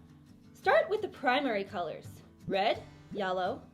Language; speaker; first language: English; native; English